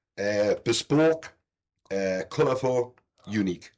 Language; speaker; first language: English; native; English